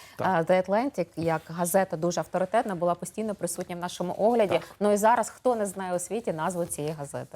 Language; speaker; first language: Ukrainian; native; Ukrainian